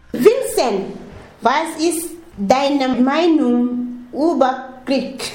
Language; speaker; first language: German; non-native, learner; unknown